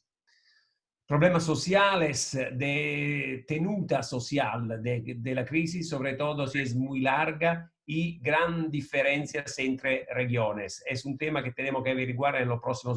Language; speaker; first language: Spanish; non-native, fluent; Italian